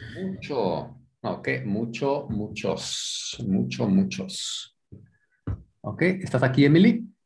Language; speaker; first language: Spanish; non-native, fluent; English